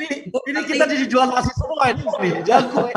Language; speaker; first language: Indonesian; native; Indonesian